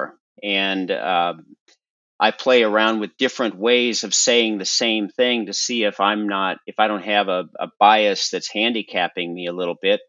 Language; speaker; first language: English; native; English